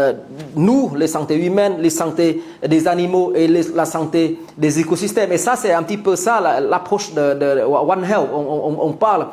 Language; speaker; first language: French; non-native, fluent; Vietnamese